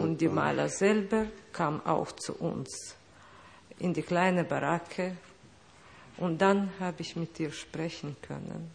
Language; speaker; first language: German; non-native, fluent; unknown